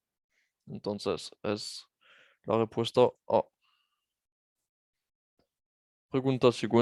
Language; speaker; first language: Spanish; non-native, fluent; French